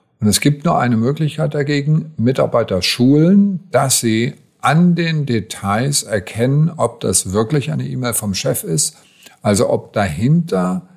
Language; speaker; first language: German; native; German